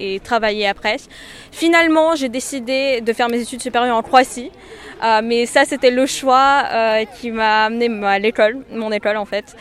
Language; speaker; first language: French; non-native, fluent; Russian